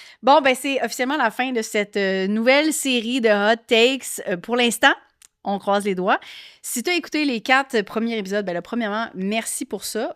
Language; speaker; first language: French; native; French